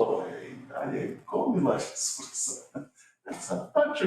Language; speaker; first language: Croatian; native; Croatian